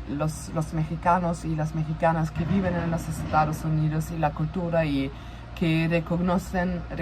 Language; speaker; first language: Spanish; non-native, fluent; German